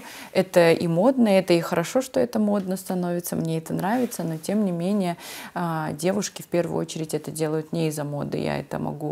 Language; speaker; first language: Russian; non-native, local second language; Ossetic